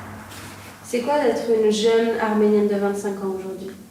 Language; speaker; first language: French; native; French